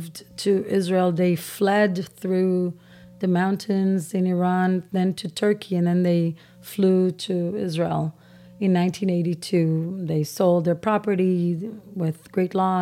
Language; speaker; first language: English; non-native, fluent; Persian